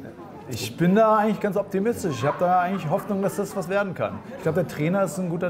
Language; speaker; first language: German; native; German